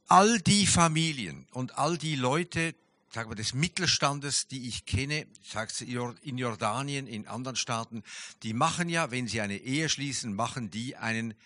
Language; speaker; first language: German; native; German